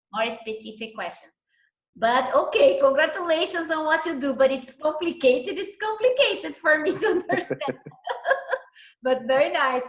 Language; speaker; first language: English; non-native, fluent; Portuguese